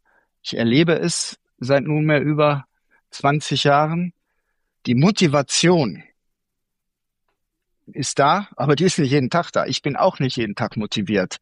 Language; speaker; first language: German; native; German